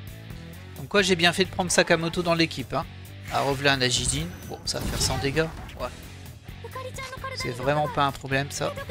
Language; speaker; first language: French; native; French